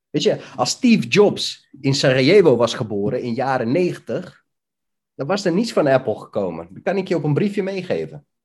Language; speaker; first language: Dutch; early bilingual, other home language; Bosnian